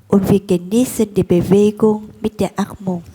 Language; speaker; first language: German; non-native, fluent; Vietnamese